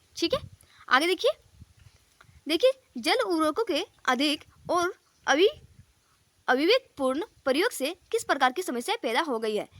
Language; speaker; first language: Hindi; native; Hindi